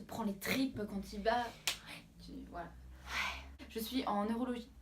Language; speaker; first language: French; native; French